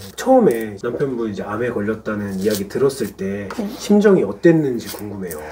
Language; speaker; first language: Korean; native; Korean